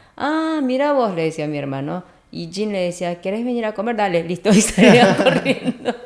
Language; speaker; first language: Spanish; early bilingual, other home language; Korean